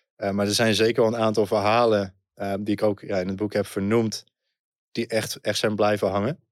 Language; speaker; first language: Dutch; native; Dutch